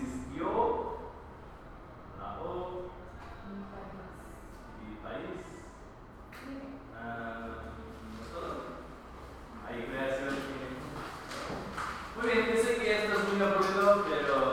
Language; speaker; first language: Spanish; non-native, fluent; English